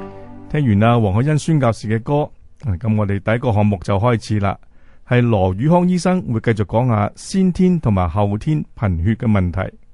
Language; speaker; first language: Chinese; native; Chinese